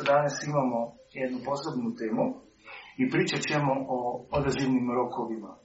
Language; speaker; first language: Croatian; early bilingual, heritage; Croatian